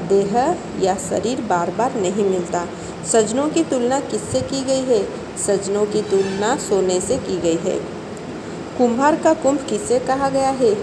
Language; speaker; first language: Hindi; non-native, local second language; Odia